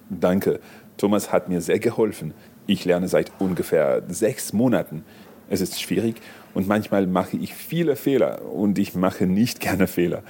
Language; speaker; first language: German; non-native, learner; English